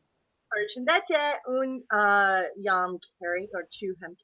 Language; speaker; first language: Albanian; non-native, learner; English